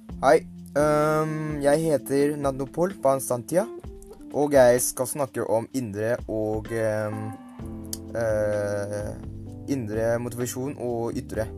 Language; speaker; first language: Norwegian; non-native, learner; Thai